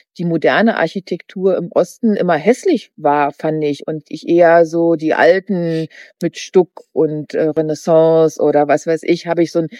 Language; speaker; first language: German; native; German